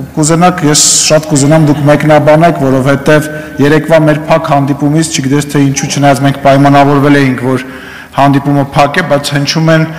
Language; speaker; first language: Armenian; native; Armenian